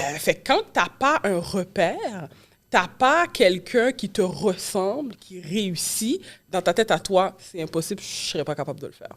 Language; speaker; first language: French; early bilingual, other home language; Haitian Creole